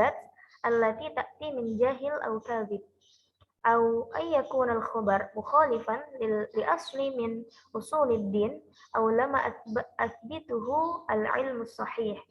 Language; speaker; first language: Arabic; non-native, learner; Indonesian